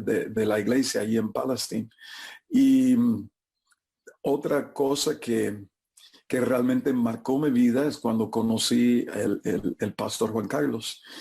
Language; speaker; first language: Spanish; non-native, fluent; English